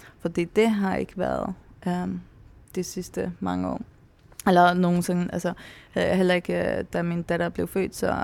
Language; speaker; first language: Danish; non-native, local second language; Faroese